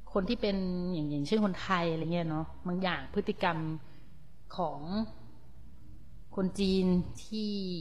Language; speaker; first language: Thai; native; Thai